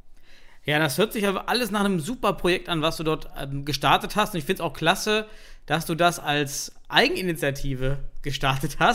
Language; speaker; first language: German; native; German